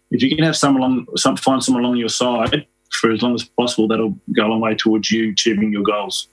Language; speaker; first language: English; native; English